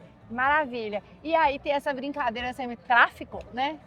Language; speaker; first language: Portuguese; native; Portuguese